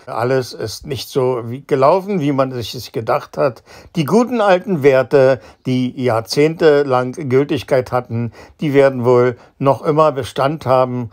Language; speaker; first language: German; native; German